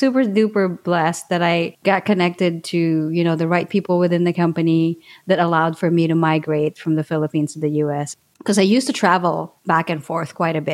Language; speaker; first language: English; non-native, local second language; Filipino